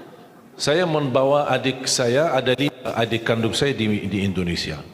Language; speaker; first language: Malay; non-native, fluent; Arabic